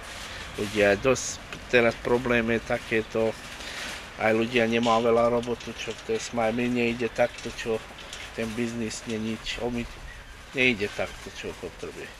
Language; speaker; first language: Slovak; non-native, learner; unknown